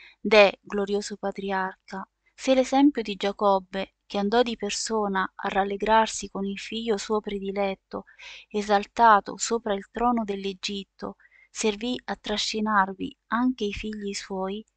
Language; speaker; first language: Italian; native; Italian